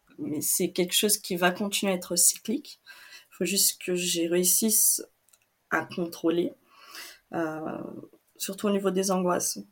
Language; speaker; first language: French; non-native, fluent; Portuguese